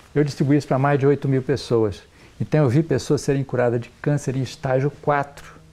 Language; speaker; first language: Portuguese; native; Portuguese